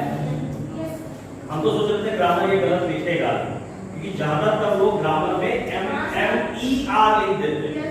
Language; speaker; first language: Hindi; native; Hindi